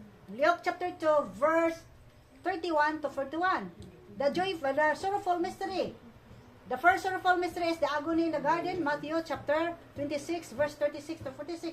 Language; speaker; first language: English; non-native, local second language; Filipino